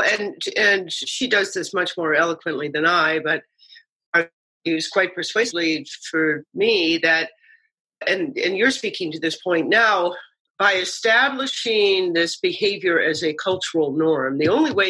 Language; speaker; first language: English; native; English